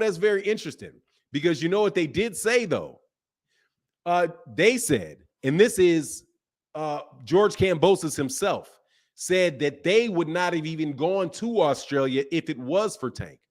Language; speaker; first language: English; native; English